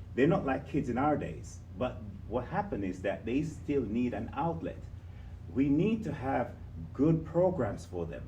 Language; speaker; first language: English; native; English